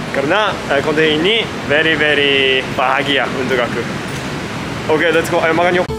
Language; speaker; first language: Indonesian; non-native, fluent; Japanese